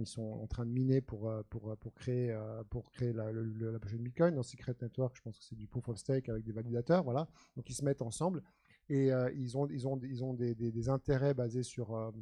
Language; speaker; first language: French; native; French